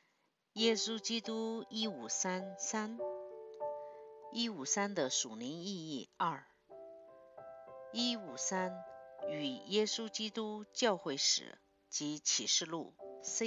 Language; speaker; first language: Chinese; native; Chinese